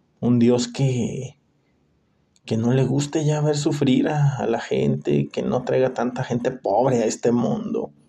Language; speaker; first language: Spanish; native; Spanish